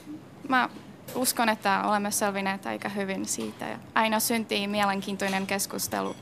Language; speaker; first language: Finnish; non-native, fluent; Czech